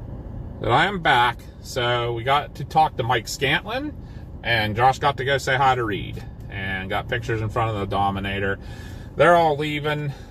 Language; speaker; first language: English; native; English